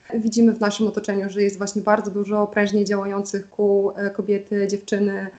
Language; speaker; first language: Polish; native; Polish